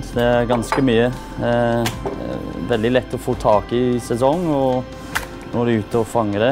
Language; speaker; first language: Norwegian; non-native, fluent; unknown